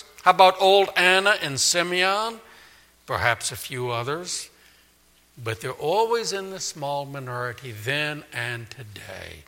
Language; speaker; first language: English; native; English